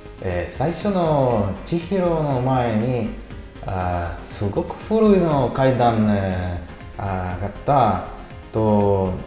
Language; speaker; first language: Japanese; non-native, learner; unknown